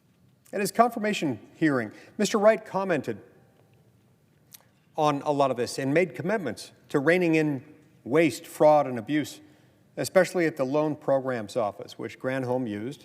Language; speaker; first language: English; native; English